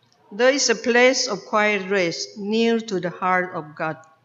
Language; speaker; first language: English; non-native, local second language; Min Nan Chinese